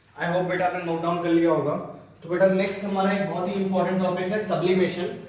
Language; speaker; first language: Hindi; native; Hindi